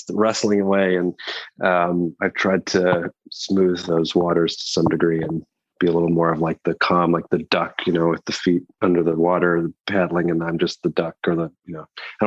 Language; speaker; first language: English; native; English